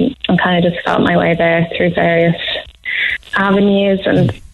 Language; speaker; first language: English; native; English